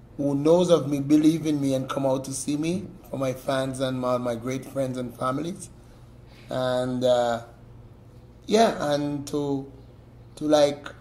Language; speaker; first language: English; native; English